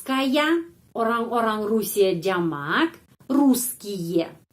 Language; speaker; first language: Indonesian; non-native, fluent; Russian